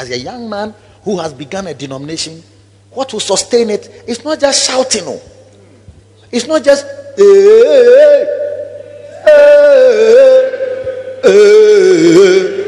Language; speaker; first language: English; non-native, local second language; Akan